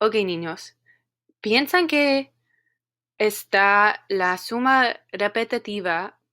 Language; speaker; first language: Spanish; non-native, learner; English